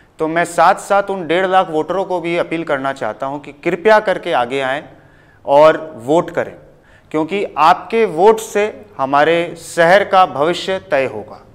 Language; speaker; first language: Hindi; native; Hindi